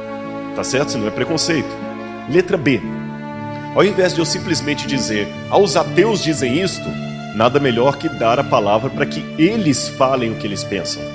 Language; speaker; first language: Portuguese; native; Portuguese